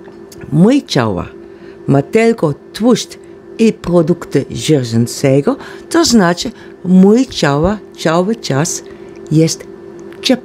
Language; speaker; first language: Polish; non-native, learner; Dutch